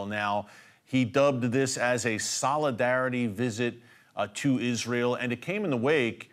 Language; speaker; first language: English; native; English